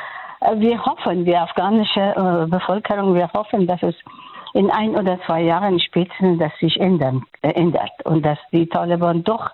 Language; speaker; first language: German; non-native, fluent; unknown